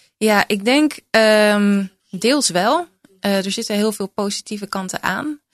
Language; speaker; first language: Dutch; native; Dutch